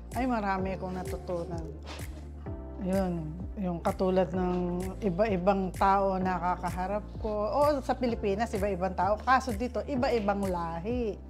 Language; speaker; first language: Filipino; native; Filipino